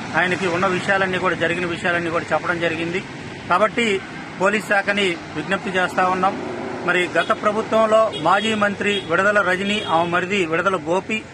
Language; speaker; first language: Telugu; native; Telugu